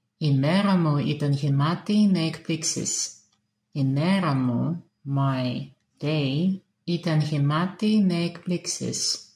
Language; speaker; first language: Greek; non-native, learner; Russian